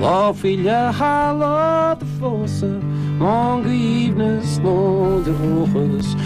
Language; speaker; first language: English; native; English